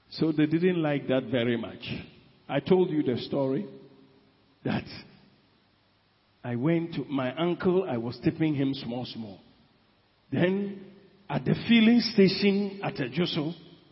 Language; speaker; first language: English; non-native, local second language; Akan